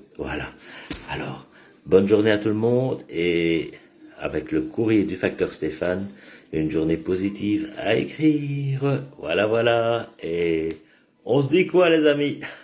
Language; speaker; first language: French; native; French